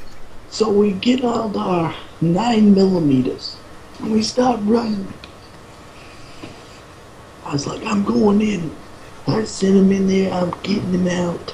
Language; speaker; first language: English; native; English